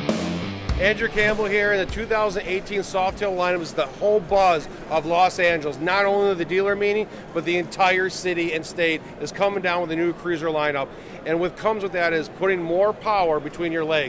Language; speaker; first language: English; native; English